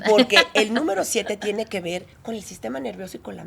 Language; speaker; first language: Spanish; native; Spanish